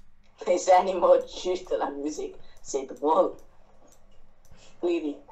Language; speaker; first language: French; non-native, learner; Chinese